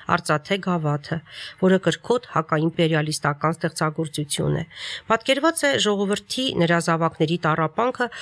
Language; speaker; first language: Armenian; native; Armenian